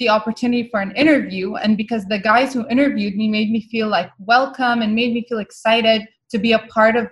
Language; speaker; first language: English; non-native, fluent; Arabic